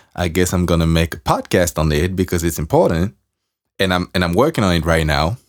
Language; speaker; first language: English; non-native, fluent; French